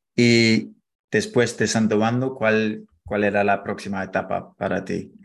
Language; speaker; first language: Spanish; non-native, learner; English